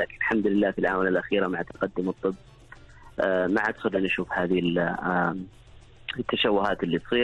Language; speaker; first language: Arabic; native; Arabic